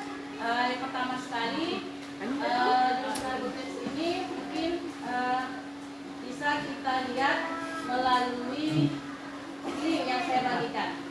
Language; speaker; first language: Indonesian; native; Indonesian